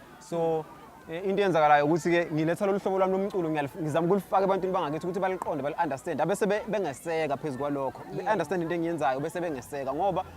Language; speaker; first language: Zulu; native; Zulu